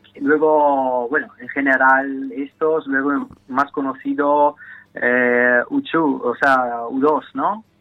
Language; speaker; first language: Spanish; non-native, fluent; Italian